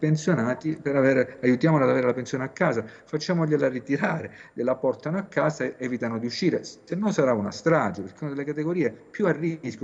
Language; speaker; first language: Italian; native; Italian